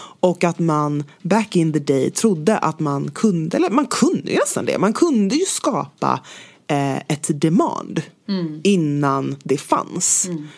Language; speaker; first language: Swedish; native; Swedish